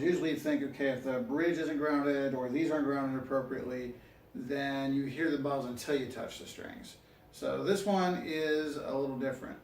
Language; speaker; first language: English; native; English